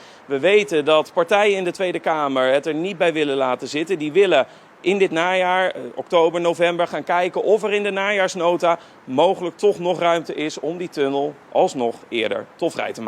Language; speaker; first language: Dutch; native; Dutch